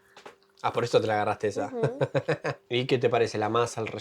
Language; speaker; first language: Spanish; native; Spanish